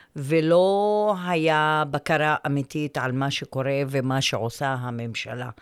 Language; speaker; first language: Hebrew; non-native, local second language; Arabic